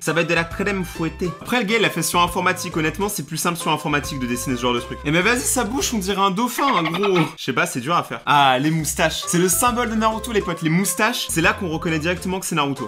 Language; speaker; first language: French; native; French